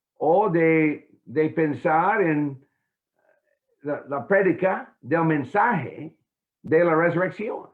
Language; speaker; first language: Spanish; non-native, fluent; English